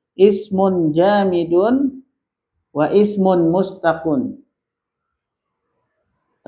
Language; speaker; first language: Arabic; non-native, fluent; Indonesian